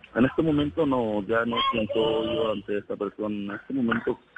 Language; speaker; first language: Spanish; native; Spanish